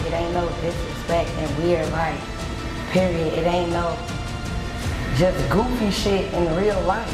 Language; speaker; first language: English; native; English